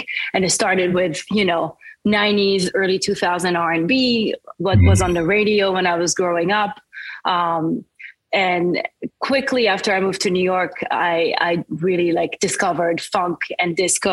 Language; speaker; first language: English; non-native, fluent; French